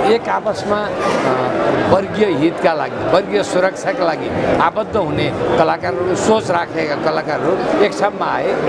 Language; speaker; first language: Nepali; native; Nepali